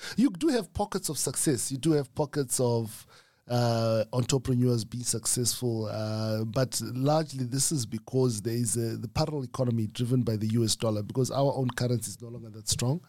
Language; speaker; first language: English; non-native, local second language; Shona